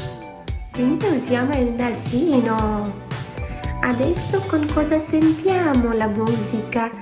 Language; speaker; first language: Italian; non-native, fluent; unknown